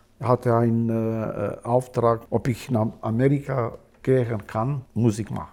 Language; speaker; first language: German; non-native, learner; Albanian